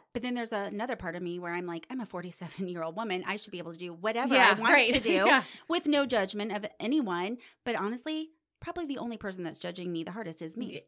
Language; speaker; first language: English; native; English